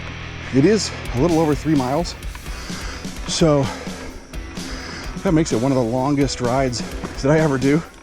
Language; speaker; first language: English; native; English